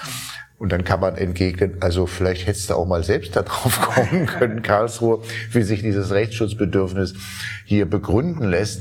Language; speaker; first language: German; native; German